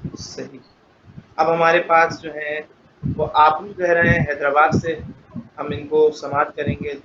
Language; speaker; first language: Urdu; native; Urdu